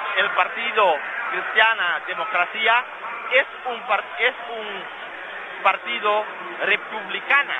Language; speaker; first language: Spanish; non-native, learner; Dutch